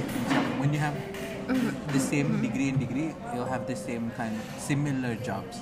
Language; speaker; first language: English; non-native, local second language; Malay